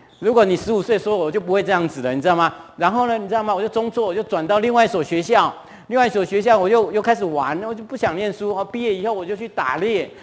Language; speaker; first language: Chinese; non-native, local second language; Hakka Chinese